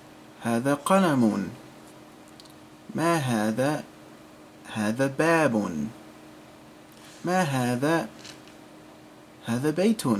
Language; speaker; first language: Arabic; non-native, fluent; English